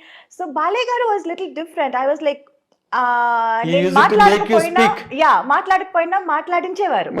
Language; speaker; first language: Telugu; non-native, local second language; Tamil